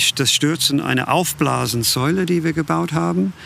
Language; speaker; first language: German; non-native, fluent; English